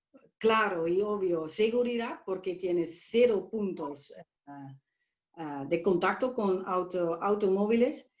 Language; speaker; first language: Spanish; non-native, fluent; Dutch